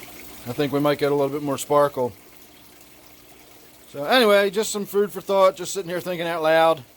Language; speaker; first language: English; native; English